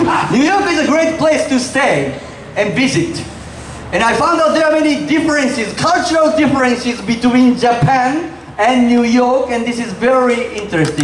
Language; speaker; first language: English; non-native, fluent; Japanese